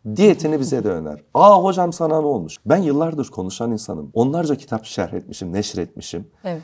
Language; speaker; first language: Turkish; native; Turkish